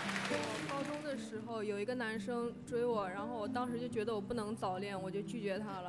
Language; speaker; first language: Chinese; native; Chinese